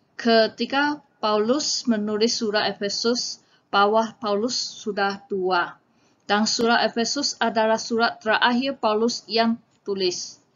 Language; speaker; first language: Malay; non-native, local second language; Chinese